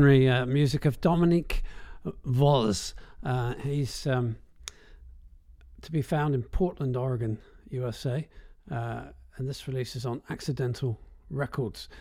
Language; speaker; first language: English; native; English